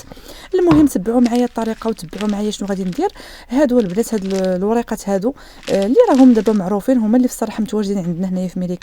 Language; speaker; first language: Arabic; native; Arabic